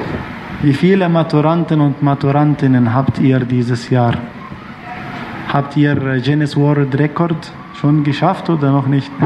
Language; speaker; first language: German; non-native, fluent; Arabic